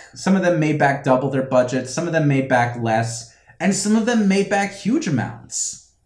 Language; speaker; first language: English; native; English